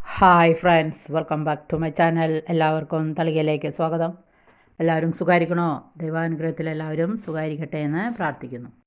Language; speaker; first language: Malayalam; native; Malayalam